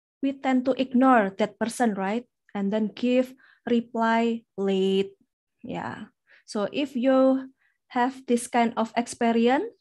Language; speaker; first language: English; non-native, fluent; Indonesian